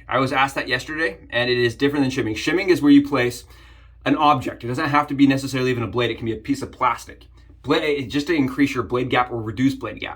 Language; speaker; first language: English; native; English